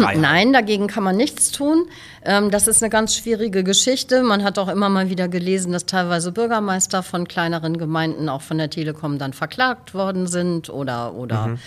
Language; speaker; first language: German; native; German